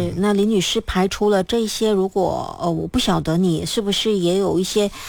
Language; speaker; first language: Chinese; native; Chinese